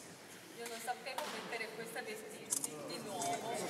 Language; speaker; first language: Italian; non-native, learner; Korean